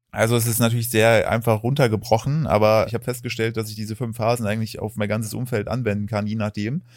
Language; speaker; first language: German; native; German